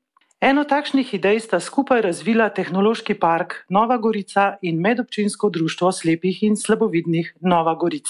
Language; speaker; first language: Slovenian; native; Slovenian